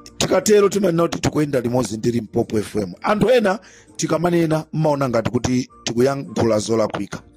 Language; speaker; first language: Nyanja; native; Nyanja